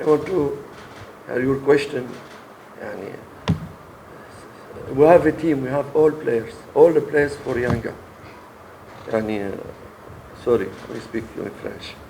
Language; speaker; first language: English; non-native, learner; French